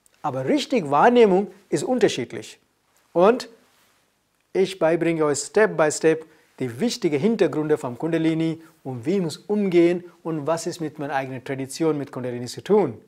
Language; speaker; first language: German; non-native, learner; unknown